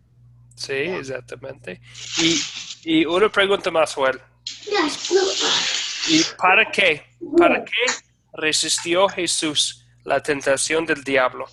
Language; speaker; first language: Spanish; non-native, fluent; English